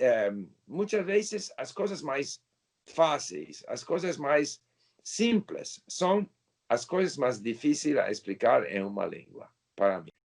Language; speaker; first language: Portuguese; non-native, learner; English